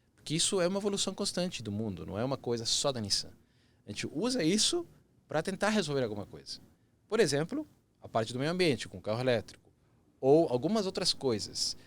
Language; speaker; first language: Portuguese; early bilingual, other home language; Spanish